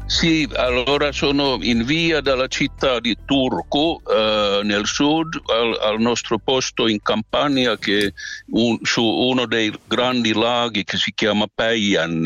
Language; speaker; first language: Italian; non-native, fluent; Finnish